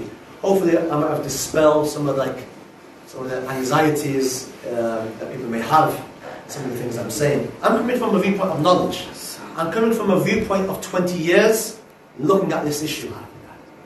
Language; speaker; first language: English; native; English